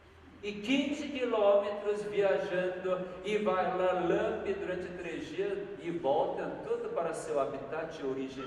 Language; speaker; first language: Portuguese; non-native, fluent; Korean